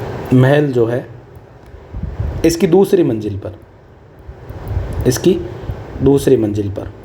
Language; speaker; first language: Hindi; native; Hindi